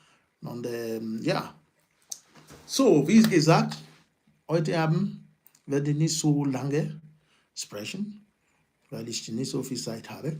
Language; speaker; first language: German; non-native, learner; Yoruba